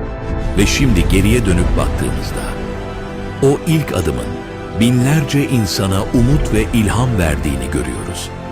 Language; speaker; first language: Turkish; native; Turkish